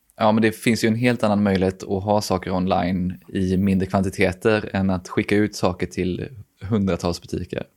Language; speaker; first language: Swedish; native; Swedish